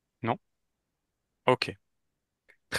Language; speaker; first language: French; native; French